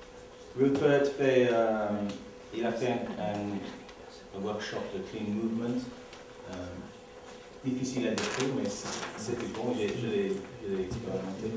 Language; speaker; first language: French; non-native, learner; English